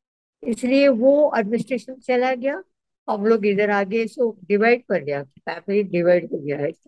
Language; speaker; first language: Hindi; non-native, local second language; Tamil